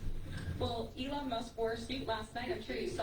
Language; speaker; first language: English; native; English